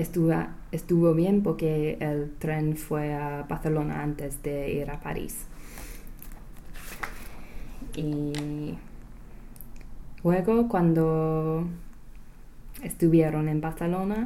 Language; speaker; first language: Spanish; non-native, learner; English